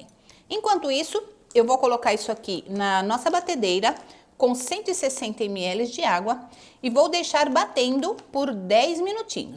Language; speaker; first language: Portuguese; native; Portuguese